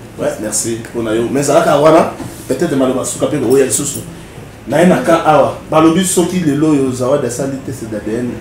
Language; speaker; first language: Lingala; native; Lingala